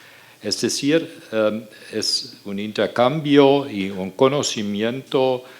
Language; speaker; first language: Spanish; non-native, fluent; German